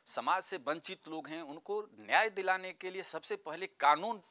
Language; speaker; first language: Hindi; native; Hindi